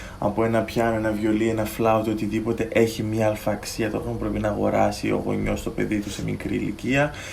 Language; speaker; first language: Greek; native; Greek